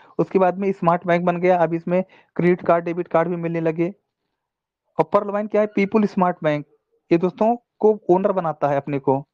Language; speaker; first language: Hindi; non-native, local second language; Telugu